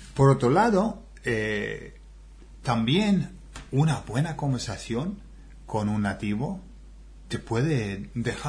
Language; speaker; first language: Spanish; non-native, fluent; English